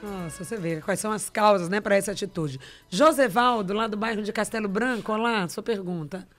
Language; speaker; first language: Portuguese; native; Portuguese